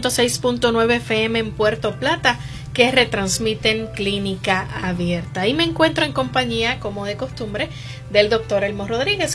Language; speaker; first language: Spanish; native; Spanish